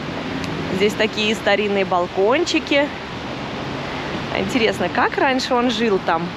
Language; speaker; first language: Russian; native; Russian